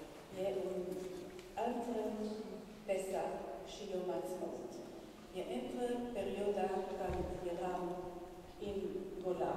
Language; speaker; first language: Romanian; non-native, learner; Hebrew